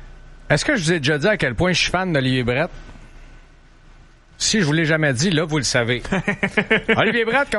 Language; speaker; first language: French; native; French